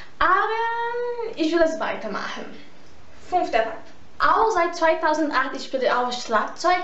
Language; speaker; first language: German; early bilingual, heritage; Portuguese